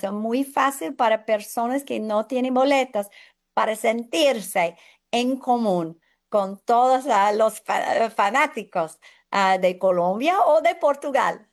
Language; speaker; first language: Spanish; non-native, fluent; English